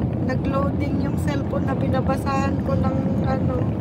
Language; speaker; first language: Filipino; non-native, local second language; Cebuano